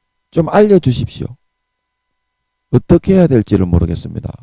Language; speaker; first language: Korean; native; Korean